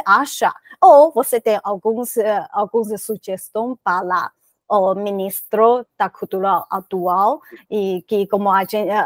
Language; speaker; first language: Portuguese; non-native, learner; Chinese